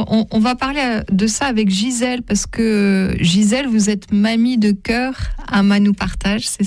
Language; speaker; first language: French; native; French